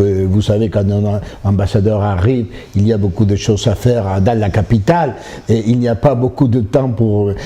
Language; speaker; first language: French; non-native, fluent; Spanish